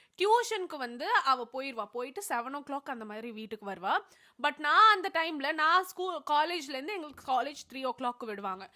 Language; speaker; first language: Tamil; non-native, local second language; Telugu